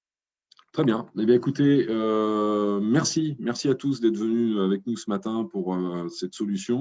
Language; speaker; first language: French; native; French